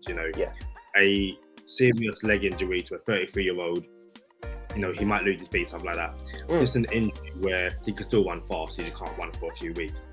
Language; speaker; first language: English; native; English